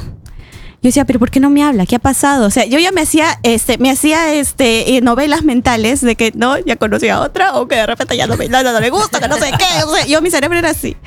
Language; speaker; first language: Spanish; native; Spanish